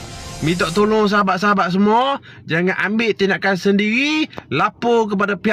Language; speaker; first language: Malay; native; Malay